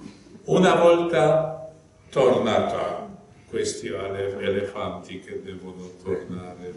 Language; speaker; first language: Italian; non-native, fluent; Polish